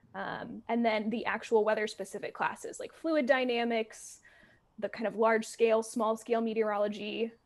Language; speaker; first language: English; native; English